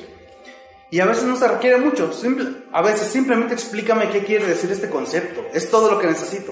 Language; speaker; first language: Spanish; native; Spanish